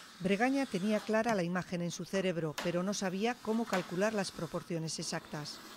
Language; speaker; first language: Spanish; native; Spanish